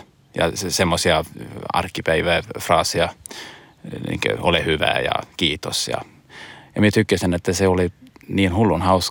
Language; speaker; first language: Finnish; non-native, learner; Swedish